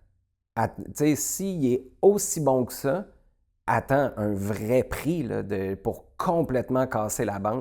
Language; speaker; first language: French; native; French